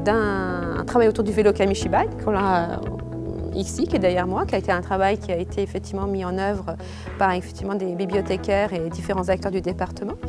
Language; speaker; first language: French; native; French